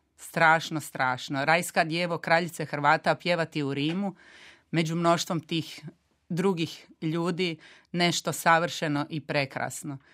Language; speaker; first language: Croatian; native; Croatian